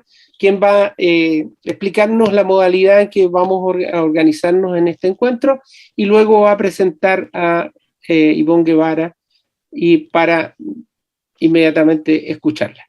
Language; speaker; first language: Spanish; native; Spanish